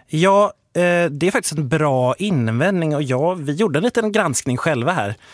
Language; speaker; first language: Swedish; native; Swedish